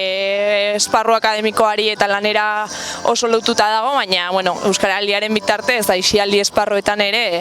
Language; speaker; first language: Basque; non-native, local second language; Spanish